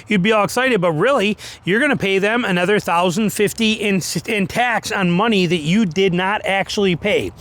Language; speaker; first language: English; native; English